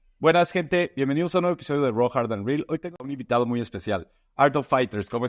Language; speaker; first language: Spanish; native; Spanish